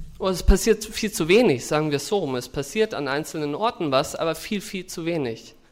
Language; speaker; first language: German; native; German